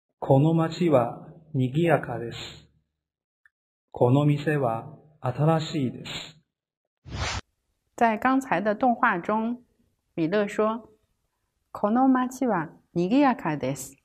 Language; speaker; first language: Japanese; non-native, fluent; Chinese